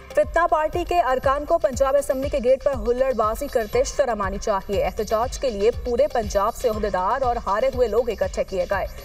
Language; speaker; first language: Urdu; native; Urdu